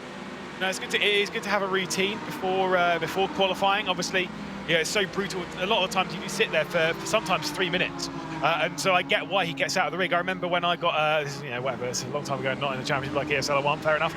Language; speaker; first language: English; native; English